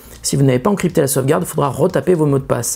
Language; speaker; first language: French; native; French